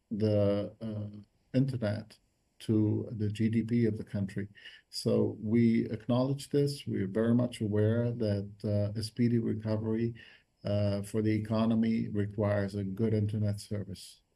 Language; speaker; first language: English; non-native, fluent; Arabic